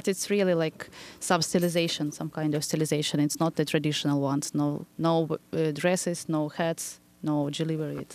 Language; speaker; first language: English; non-native, fluent; Ukrainian